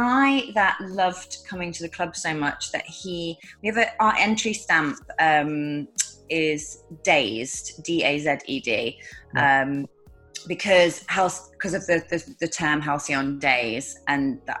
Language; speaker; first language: English; native; English